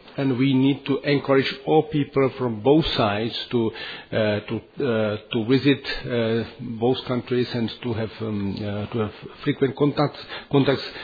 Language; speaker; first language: English; non-native, fluent; Czech